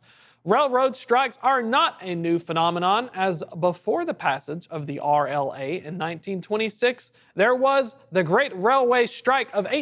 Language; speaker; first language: English; native; English